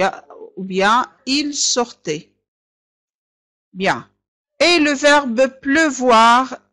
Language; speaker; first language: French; non-native, fluent; Arabic